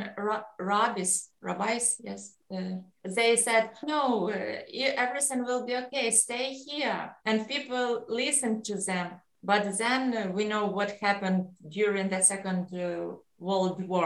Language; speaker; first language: English; non-native, learner; Ukrainian